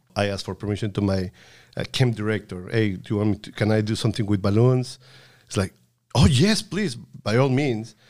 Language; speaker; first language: English; non-native, fluent; Spanish